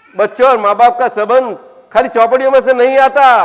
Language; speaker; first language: Hindi; non-native, local second language; Gujarati